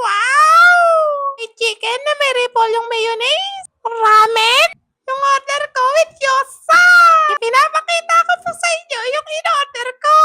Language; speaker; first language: Filipino; native; Filipino